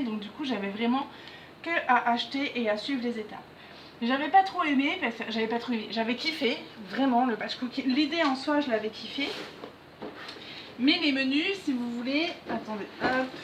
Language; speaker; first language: French; native; French